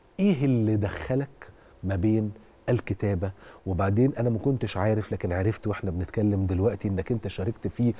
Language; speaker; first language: Arabic; native; Arabic